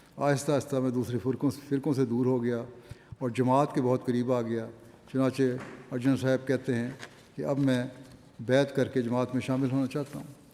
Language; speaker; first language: Urdu; native; Urdu